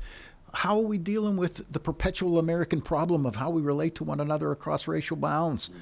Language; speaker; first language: English; native; English